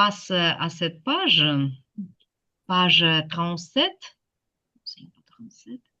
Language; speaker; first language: French; non-native, fluent; Ukrainian